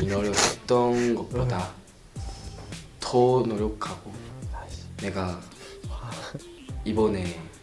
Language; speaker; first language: Korean; non-native, learner; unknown